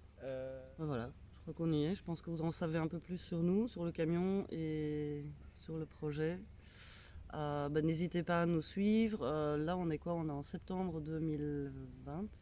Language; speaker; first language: French; native; French